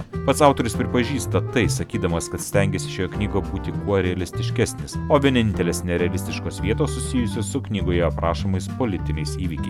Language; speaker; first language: Lithuanian; native; Lithuanian